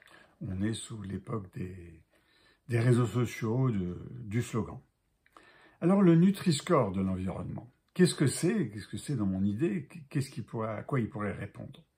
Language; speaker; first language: French; native; French